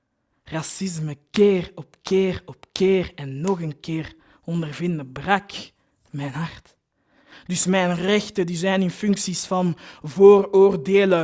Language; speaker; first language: Dutch; early bilingual, other home language; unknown